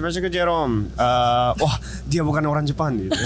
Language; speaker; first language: Indonesian; non-native, fluent; Japanese